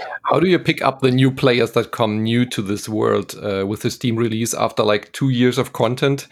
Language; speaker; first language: English; non-native, fluent; German